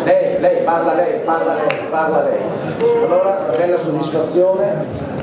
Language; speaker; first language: Italian; native; Italian